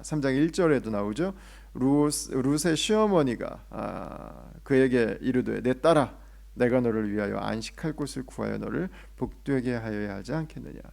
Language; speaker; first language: Korean; native; Korean